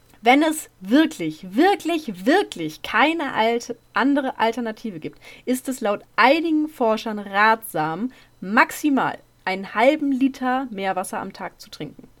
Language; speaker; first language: German; native; German